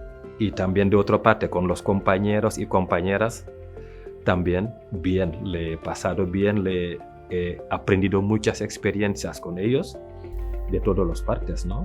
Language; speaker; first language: Spanish; non-native, local second language; French